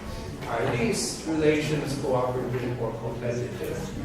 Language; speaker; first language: English; native; English